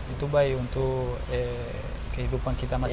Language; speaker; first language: Indonesian; non-native, learner; Spanish